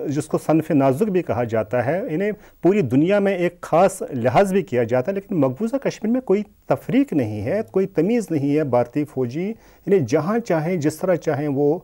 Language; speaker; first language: Urdu; non-native, local second language; Kashmiri